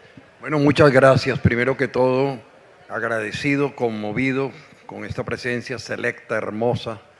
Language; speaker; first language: Spanish; native; Spanish